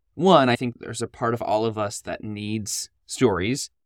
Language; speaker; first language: English; native; English